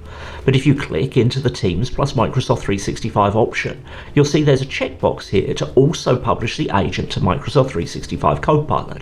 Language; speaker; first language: English; native; English